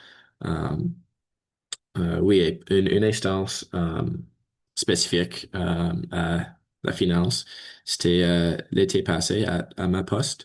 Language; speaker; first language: French; non-native, learner; English